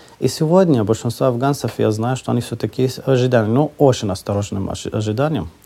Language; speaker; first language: Russian; non-native, fluent; Persian